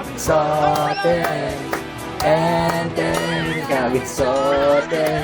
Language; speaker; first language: Filipino; non-native, local second language; Hiligaynon